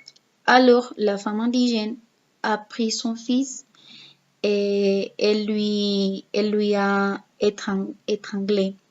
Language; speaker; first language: French; non-native, learner; Spanish